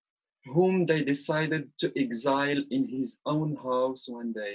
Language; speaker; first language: English; non-native, fluent; Arabic